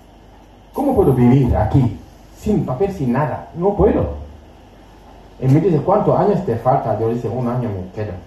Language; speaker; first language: Spanish; non-native, learner; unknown